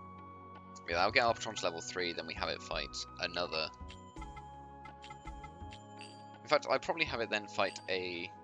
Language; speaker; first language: English; native; English